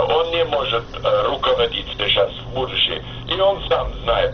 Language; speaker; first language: Russian; non-native, fluent; English